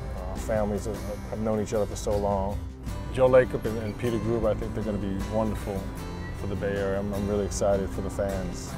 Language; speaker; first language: English; native; English